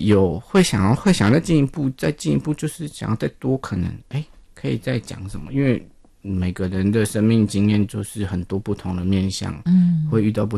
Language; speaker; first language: Chinese; non-native, local second language; Min Nan Chinese